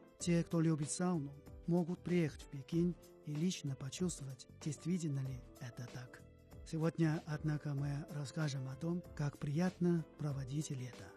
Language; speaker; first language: Russian; non-native, fluent; Chinese